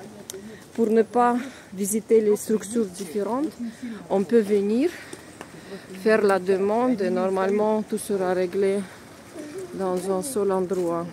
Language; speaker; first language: French; non-native, fluent; Russian